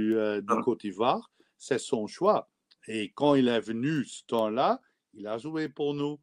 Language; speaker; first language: French; non-native, learner; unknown